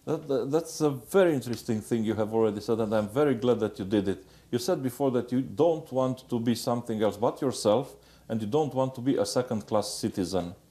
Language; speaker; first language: English; non-native, fluent; Romanian